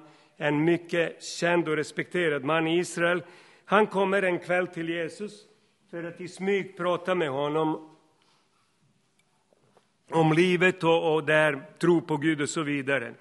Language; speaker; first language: Swedish; non-native, fluent; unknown